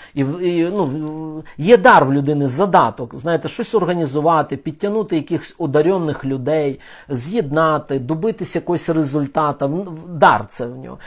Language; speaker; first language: Ukrainian; non-native, local second language; Russian